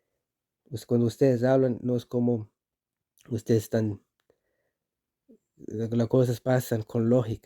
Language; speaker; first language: Spanish; non-native, fluent; Icelandic